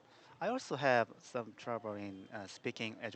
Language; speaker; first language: English; non-native, learner; Korean